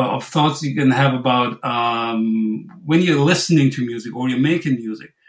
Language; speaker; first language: English; non-native, fluent; German